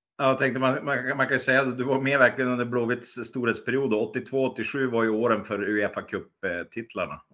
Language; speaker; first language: Swedish; native; Swedish